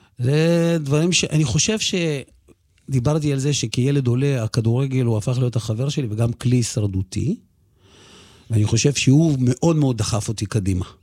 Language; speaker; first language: Hebrew; early bilingual, other home language; Russian